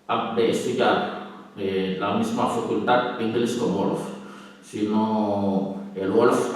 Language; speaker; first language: Spanish; non-native, learner; Wolof